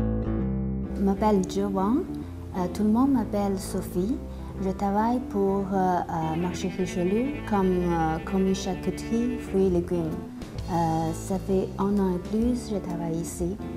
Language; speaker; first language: French; non-native, learner; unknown